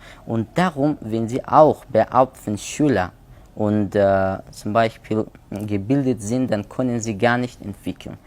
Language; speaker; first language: German; non-native, learner; Persian